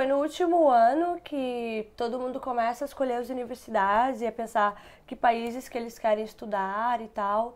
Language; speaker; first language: Portuguese; non-native, local second language; Kabuverdianu